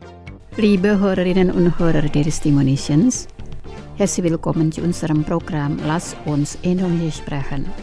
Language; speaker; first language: German; non-native, fluent; Indonesian